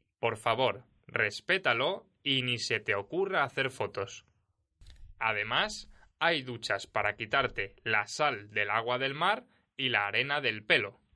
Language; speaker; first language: Spanish; native; Spanish